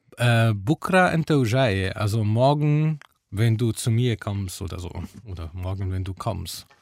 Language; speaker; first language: German; non-native, fluent; Arabic